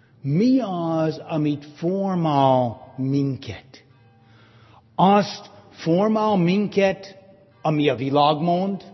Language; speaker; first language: Hungarian; non-native, fluent; English